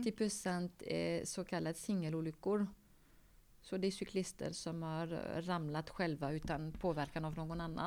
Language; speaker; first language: Swedish; non-native, fluent; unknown